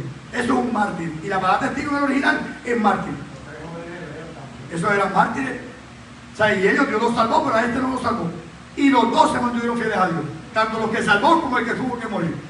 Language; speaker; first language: Spanish; native; Spanish